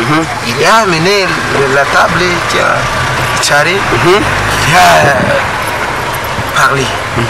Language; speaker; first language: French; non-native, learner; Rundi